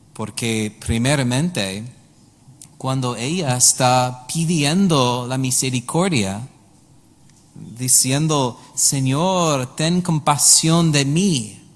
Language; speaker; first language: Spanish; non-native, learner; English